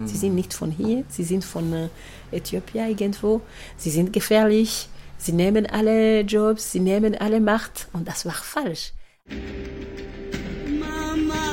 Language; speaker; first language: German; non-native, fluent; Kinyarwanda